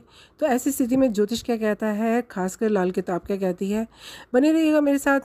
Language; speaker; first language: Hindi; native; Hindi